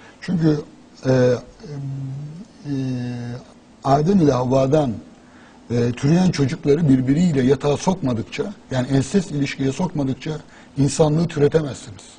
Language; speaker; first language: Turkish; native; Turkish